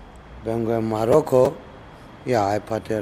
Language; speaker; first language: Spanish; non-native, learner; Arabic